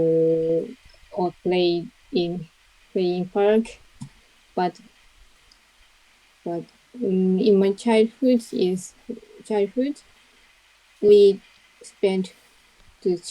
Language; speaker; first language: English; non-native, learner; Japanese